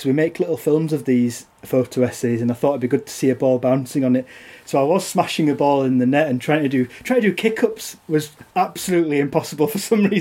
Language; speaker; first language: English; native; English